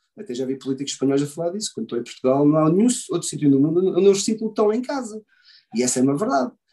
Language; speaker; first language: Portuguese; early bilingual, heritage; Portuguese